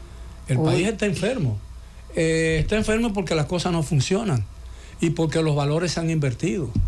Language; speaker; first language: Spanish; native; Spanish